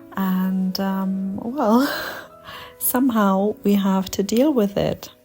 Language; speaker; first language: English; non-native, fluent; German